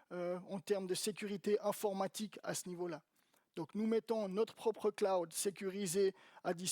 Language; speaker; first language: French; native; French